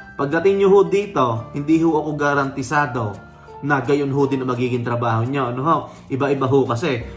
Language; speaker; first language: Filipino; native; Filipino